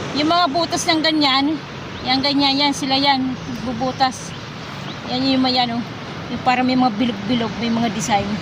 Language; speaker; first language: Filipino; non-native, local second language; Waray